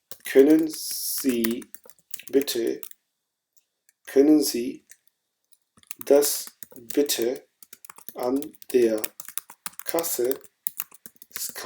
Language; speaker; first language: German; non-native, fluent; Urdu